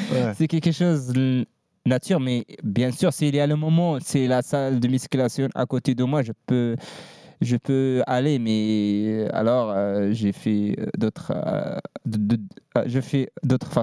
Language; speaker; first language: French; non-native, learner; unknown